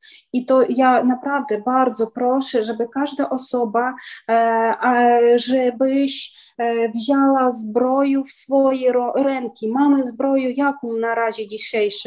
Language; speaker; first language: Polish; non-native, learner; Ukrainian